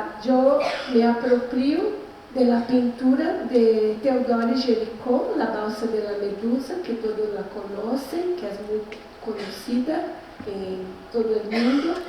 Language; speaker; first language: Spanish; non-native, learner; Portuguese